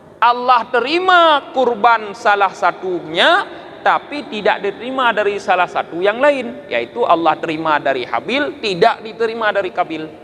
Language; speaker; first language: Malay; non-native, local second language; Achinese